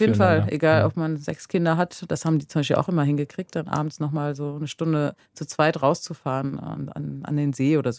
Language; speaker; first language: German; native; German